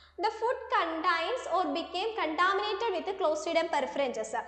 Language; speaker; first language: English; non-native, local second language; Malayalam